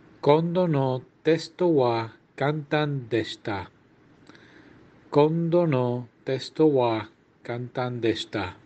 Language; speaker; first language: Japanese; non-native, learner; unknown